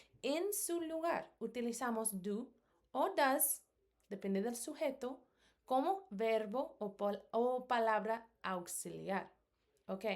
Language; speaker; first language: Spanish; non-native, fluent; English